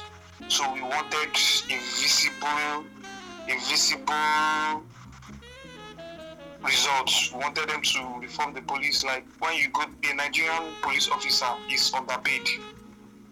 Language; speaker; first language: English; non-native, local second language; Igbo